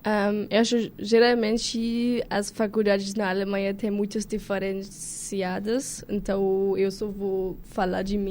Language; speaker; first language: Portuguese; non-native, learner; German